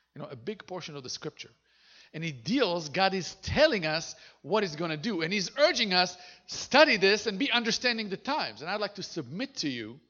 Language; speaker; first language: English; non-native, fluent; Hebrew